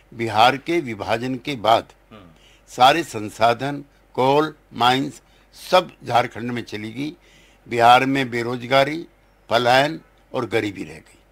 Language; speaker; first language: Hindi; native; Hindi